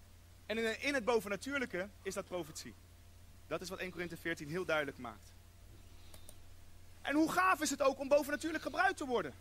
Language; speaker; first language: Dutch; native; Dutch